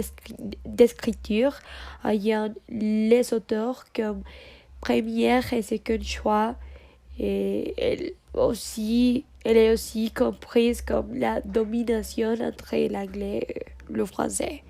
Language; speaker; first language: French; non-native, learner; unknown